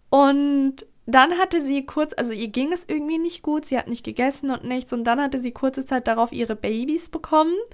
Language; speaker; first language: German; early bilingual, other home language; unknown